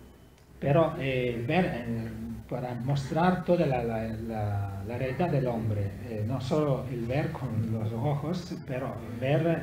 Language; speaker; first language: Spanish; non-native, learner; Italian